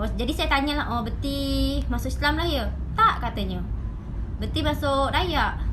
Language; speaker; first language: Malay; native; Malay